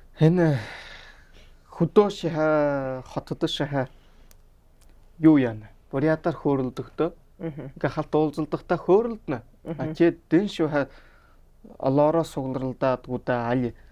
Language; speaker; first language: Mongolian; non-native, local second language; Buriat